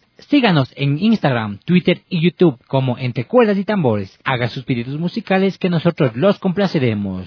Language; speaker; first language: Spanish; native; Spanish